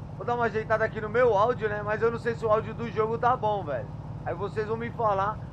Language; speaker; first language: Portuguese; native; Portuguese